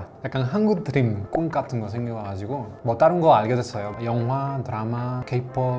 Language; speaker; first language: Korean; non-native, fluent; Spanish